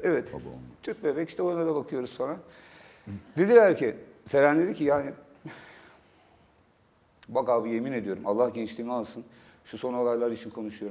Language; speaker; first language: Turkish; native; Turkish